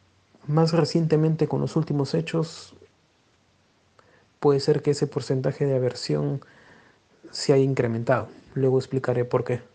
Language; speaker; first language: Spanish; native; Spanish